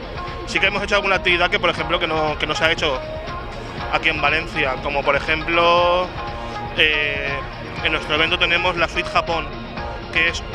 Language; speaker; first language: Spanish; native; Spanish